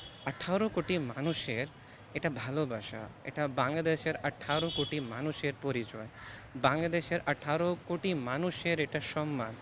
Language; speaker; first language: Bangla; non-native, fluent; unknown